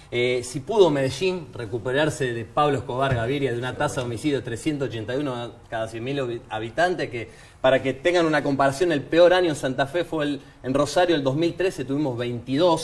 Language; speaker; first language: Spanish; native; Spanish